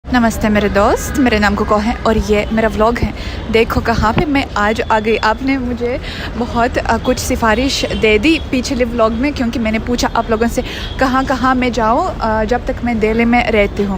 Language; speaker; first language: Hindi; non-native, fluent; Russian